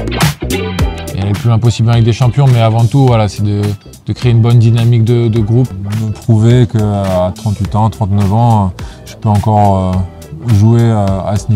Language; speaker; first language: French; native; French